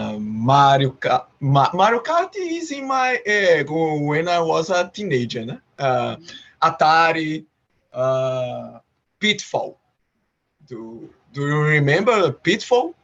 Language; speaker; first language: English; non-native, learner; Portuguese